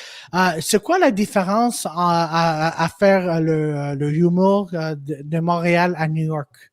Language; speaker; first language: French; non-native, local second language; English